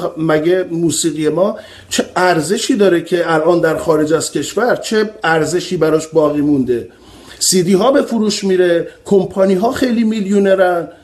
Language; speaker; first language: Persian; native; Persian